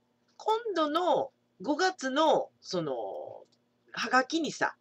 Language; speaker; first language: Japanese; native; Japanese